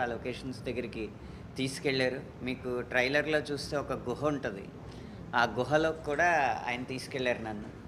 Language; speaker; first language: Telugu; native; Telugu